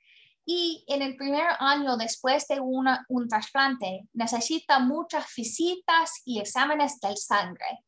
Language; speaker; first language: Spanish; non-native, learner; English